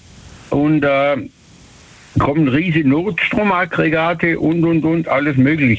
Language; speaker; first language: German; native; German